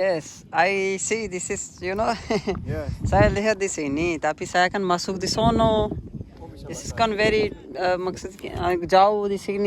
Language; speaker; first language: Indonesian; non-native, learner; Urdu